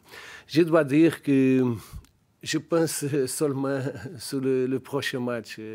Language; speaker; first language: French; non-native, learner; Portuguese